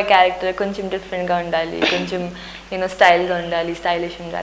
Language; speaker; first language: Telugu; non-native, learner; Hindi